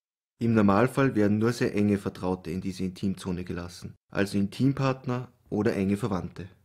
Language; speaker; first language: German; native; German